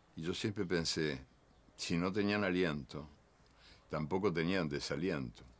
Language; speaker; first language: Spanish; native; Spanish